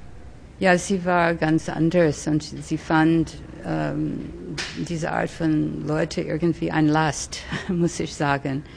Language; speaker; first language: German; early bilingual, other home language; French